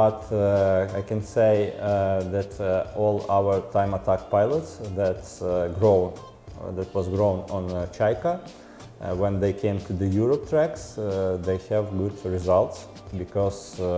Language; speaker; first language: English; non-native, learner; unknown